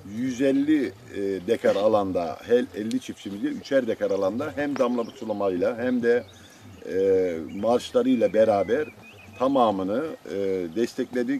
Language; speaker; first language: Turkish; native; Turkish